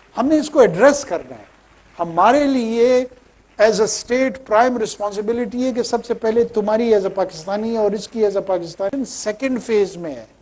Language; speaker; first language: Urdu; non-native, local second language; Pashto